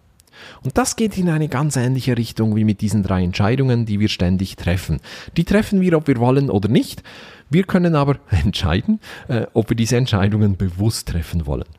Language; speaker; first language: German; native; German